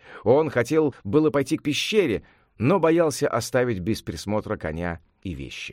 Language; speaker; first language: Russian; native; Russian